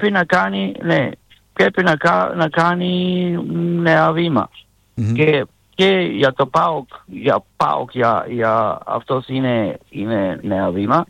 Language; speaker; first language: Greek; non-native, learner; Serbian